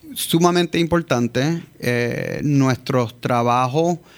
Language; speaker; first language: Spanish; early bilingual, heritage; Spanish